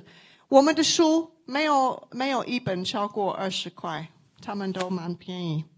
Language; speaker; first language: Chinese; non-native, local second language; English